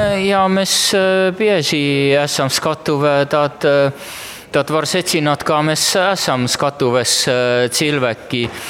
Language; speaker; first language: Latvian; non-native, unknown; Estonian